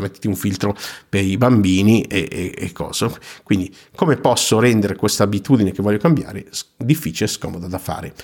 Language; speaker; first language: Italian; native; Italian